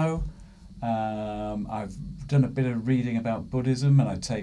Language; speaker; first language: English; native; English